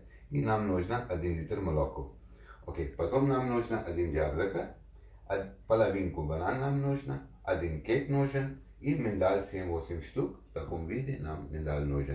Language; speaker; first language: Russian; non-native, learner; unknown